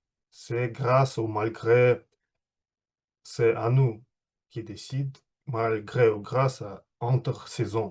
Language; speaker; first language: French; non-native, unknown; Russian